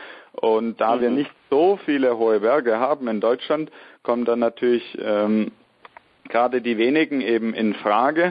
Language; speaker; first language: German; native; German